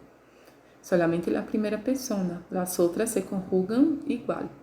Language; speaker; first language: Spanish; non-native, learner; Portuguese